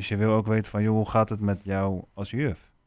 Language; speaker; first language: Dutch; native; Dutch